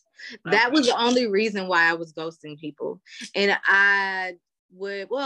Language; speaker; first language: English; native; English